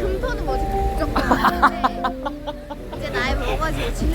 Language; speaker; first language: Korean; non-native, learner; Turkish